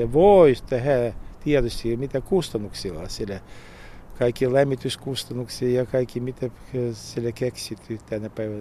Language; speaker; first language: Finnish; non-native, learner; Russian